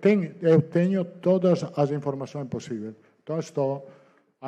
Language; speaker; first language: Portuguese; non-native, learner; Italian